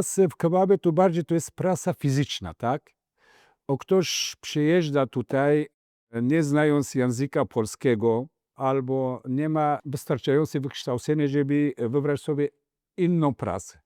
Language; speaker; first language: Polish; non-native, fluent; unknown